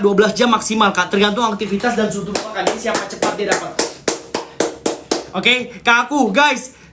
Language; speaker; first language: Indonesian; native; Indonesian